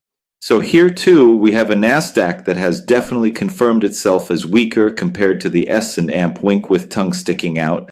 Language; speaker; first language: English; non-native, fluent; Italian